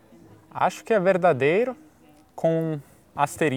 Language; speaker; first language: Portuguese; non-native, fluent; Italian